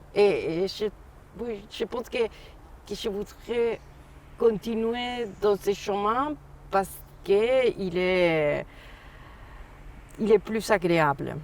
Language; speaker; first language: French; non-native, fluent; Spanish